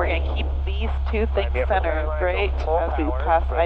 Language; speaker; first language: English; native; English